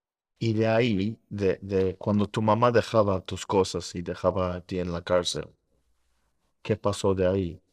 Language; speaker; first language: Spanish; early bilingual, heritage; Spanish